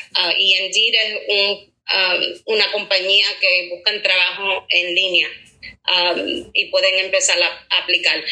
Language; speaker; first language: Spanish; early bilingual, heritage; Spanish